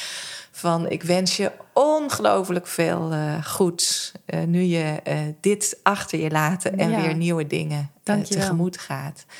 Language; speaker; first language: Dutch; native; Dutch